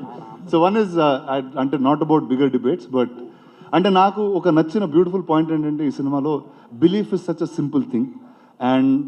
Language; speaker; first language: Telugu; native; Telugu